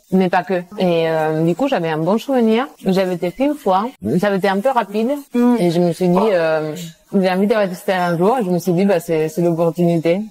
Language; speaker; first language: French; non-native, fluent; Spanish